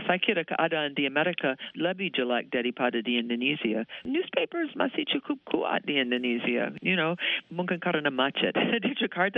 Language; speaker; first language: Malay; non-native, fluent; English